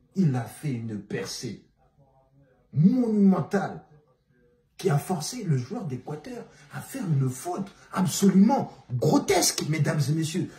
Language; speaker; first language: French; non-native, local second language; Bambara